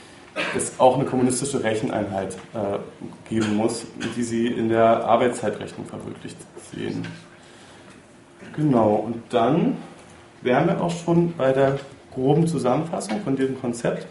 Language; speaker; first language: German; native; German